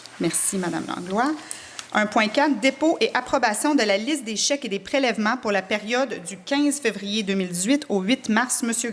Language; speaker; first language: French; native; French